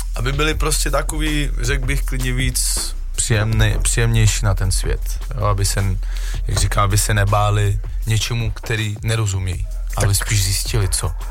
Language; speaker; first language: Czech; early bilingual, other home language; French